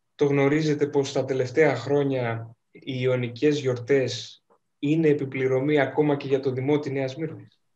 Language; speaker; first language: Greek; native; Greek